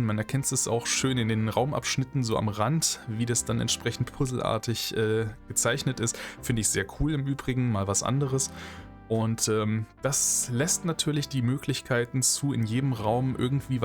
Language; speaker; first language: German; native; German